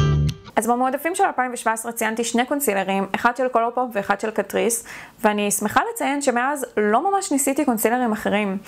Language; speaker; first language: Hebrew; native; Hebrew